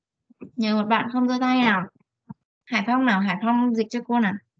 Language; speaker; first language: Vietnamese; native; Vietnamese